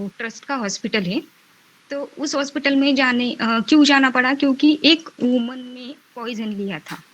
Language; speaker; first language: Hindi; non-native, local second language; Marathi